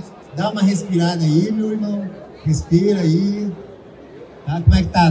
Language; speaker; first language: Portuguese; native; Portuguese